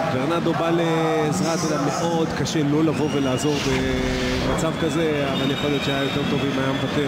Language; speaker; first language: Hebrew; native; Hebrew